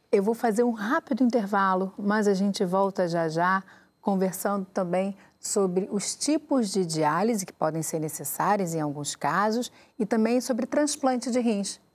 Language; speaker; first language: Portuguese; native; Portuguese